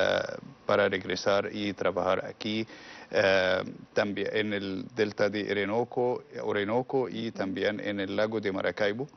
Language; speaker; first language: Spanish; non-native, learner; Arabic